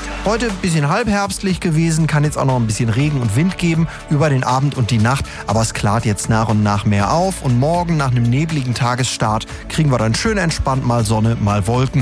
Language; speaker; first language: German; native; German